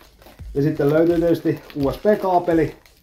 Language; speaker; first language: Finnish; native; Finnish